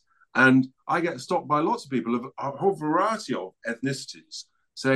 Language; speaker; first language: English; native; English